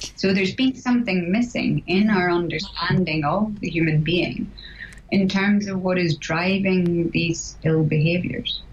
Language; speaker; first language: English; native; English